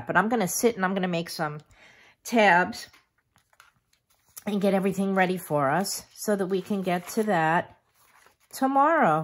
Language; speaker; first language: English; native; English